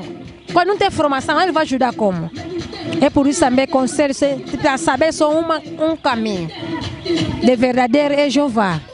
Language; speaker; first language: Portuguese; non-native, local second language; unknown